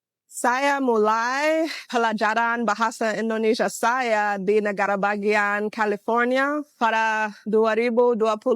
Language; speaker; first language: Indonesian; non-native, learner; English